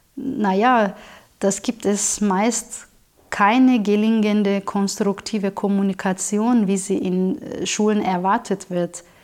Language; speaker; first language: German; non-native, fluent; Turkish